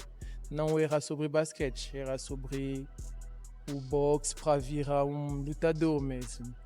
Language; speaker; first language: Portuguese; non-native, learner; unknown